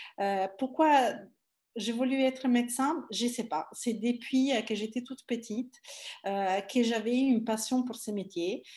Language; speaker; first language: French; non-native, fluent; Italian